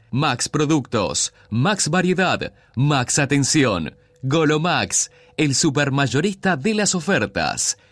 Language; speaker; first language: Spanish; native; Spanish